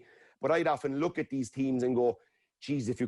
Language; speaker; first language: English; native; English